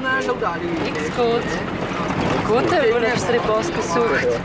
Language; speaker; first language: German; non-native, learner; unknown